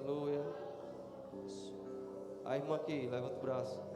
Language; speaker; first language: Portuguese; native; Portuguese